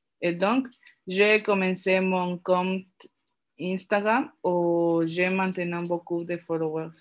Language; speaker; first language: French; non-native, learner; Spanish